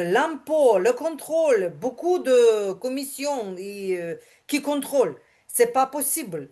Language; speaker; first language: French; non-native, learner; Ukrainian